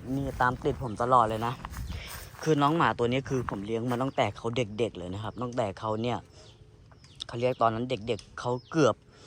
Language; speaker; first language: Thai; native; Thai